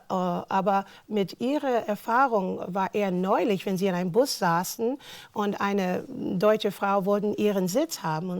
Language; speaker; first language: German; non-native, fluent; English